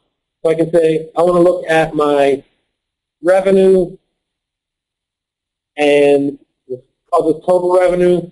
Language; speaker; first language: English; native; English